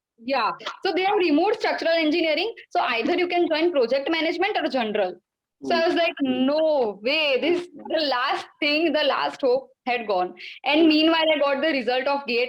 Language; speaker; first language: English; non-native, local second language; Gujarati